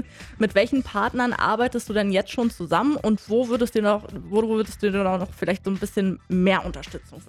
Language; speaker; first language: German; native; German